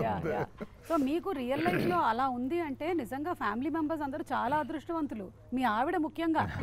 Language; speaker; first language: Telugu; native; Telugu